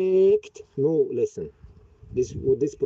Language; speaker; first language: English; non-native, learner; Bashkir